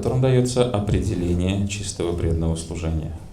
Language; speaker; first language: Russian; native; Russian